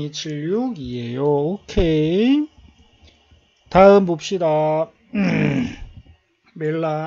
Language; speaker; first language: Korean; native; Korean